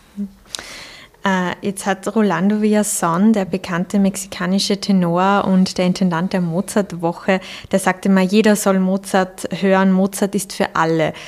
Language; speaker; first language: German; native; German